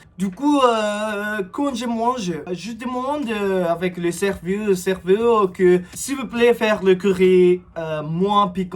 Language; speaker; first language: French; non-native, learner; Japanese